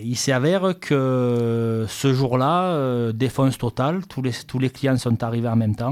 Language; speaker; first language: French; native; French